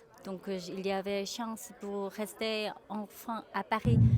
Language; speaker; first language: French; non-native, learner; Korean